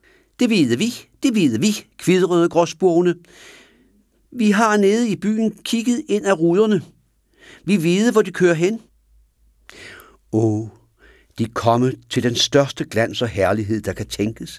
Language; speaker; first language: Danish; native; Danish